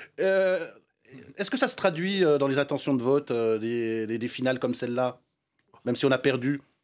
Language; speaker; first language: French; native; French